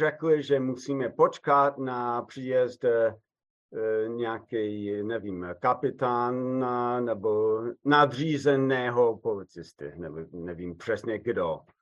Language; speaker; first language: Czech; non-native, fluent; English